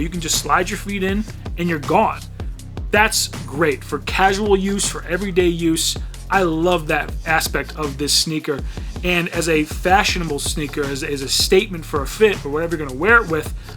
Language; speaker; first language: English; native; English